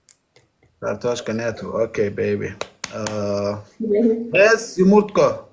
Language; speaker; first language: Russian; non-native, learner; Turkmen